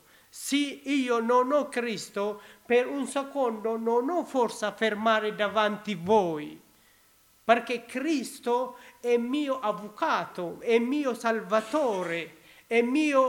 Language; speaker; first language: Italian; non-native, learner; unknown